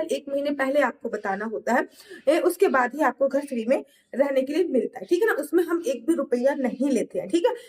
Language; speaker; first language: Hindi; native; Hindi